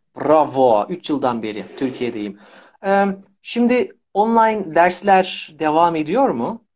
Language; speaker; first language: Turkish; native; Turkish